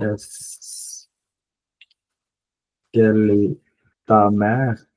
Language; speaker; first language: French; non-native, learner; Punjabi